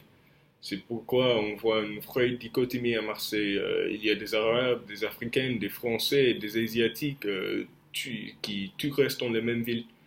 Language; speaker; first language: French; non-native, fluent; English